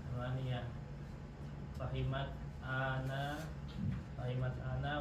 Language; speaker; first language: Arabic; non-native, learner; Indonesian